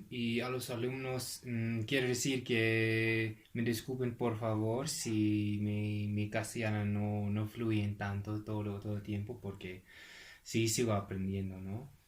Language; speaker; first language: Spanish; non-native, fluent; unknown